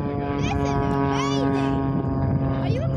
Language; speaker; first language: English; native; English